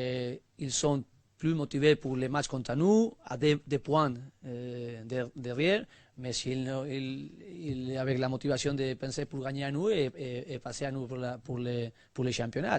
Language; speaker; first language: French; non-native, learner; Spanish